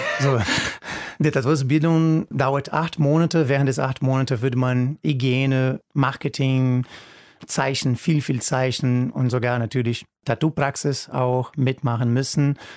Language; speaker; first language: German; non-native, fluent; Portuguese